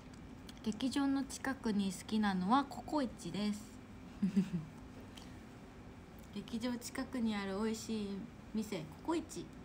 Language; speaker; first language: Japanese; non-native, fluent; Korean